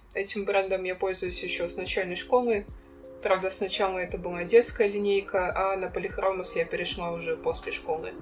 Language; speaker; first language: Russian; native; Russian